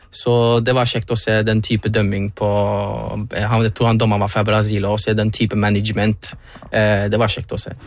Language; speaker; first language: Norwegian; early bilingual, other home language; Somali